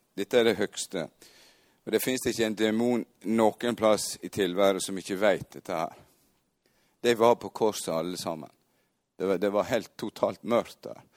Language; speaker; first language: Norwegian; native; Norwegian